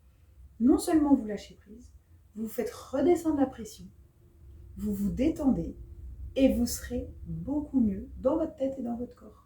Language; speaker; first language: French; native; French